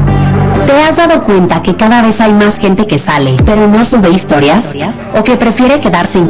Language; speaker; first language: Spanish; native; Spanish